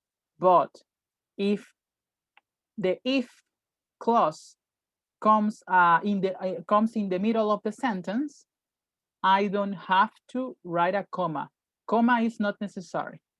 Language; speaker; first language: English; non-native, fluent; Spanish